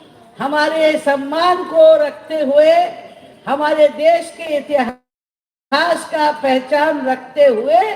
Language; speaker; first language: Hindi; non-native, local second language; Bangla